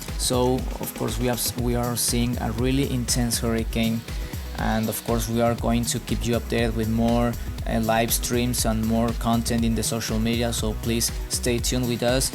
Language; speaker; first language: English; non-native, fluent; Spanish